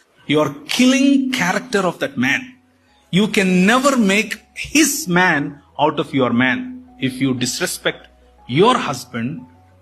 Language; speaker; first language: English; non-native, local second language; Telugu